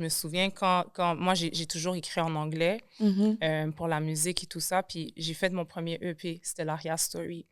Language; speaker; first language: French; native; French